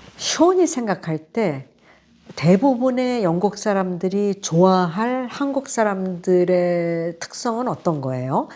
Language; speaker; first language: Korean; native; Korean